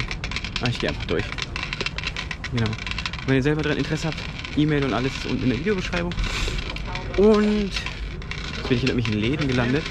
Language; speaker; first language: German; native; German